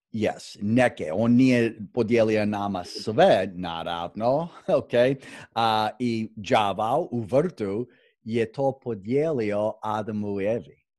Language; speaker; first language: Croatian; non-native, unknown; English